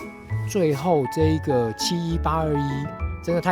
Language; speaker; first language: Chinese; native; Chinese